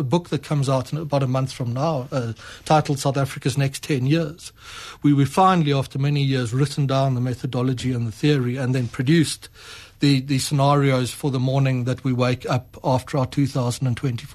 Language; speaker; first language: English; native; English